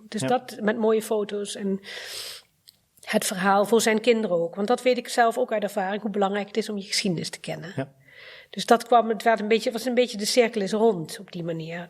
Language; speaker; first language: Dutch; early bilingual, other home language; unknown